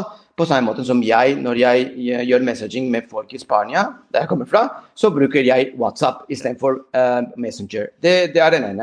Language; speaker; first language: Norwegian; non-native, fluent; Spanish